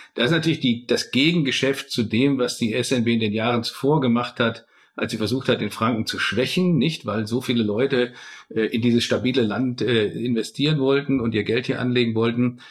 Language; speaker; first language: German; native; German